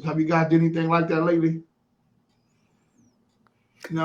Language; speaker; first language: English; native; English